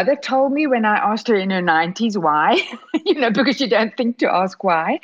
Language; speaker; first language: English; native; English